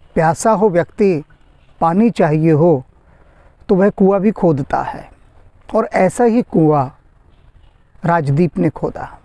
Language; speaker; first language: Hindi; native; Hindi